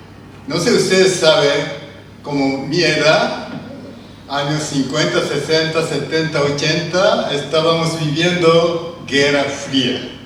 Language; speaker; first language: Spanish; non-native, learner; Japanese